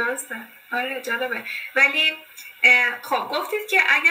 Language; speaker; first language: Persian; native; Persian